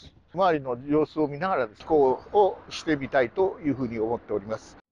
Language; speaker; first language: Japanese; native; Japanese